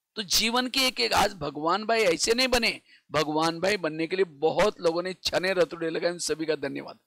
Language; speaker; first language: Hindi; non-native, local second language; Marathi